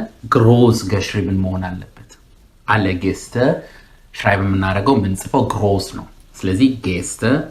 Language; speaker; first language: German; non-native, fluent; Amharic